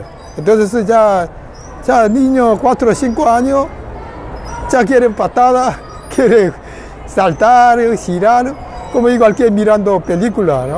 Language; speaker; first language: Spanish; non-native, learner; Korean